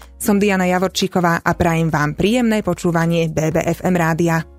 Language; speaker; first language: Slovak; native; Slovak